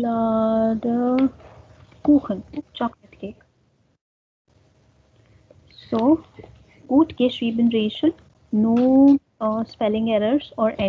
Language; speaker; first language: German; non-native, fluent; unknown